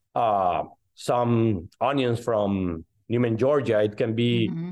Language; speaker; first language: English; non-native, fluent; Spanish